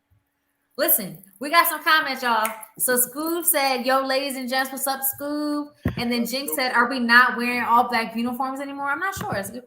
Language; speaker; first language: English; native; English